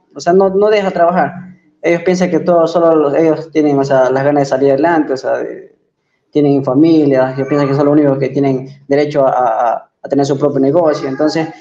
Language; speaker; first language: Spanish; native; Spanish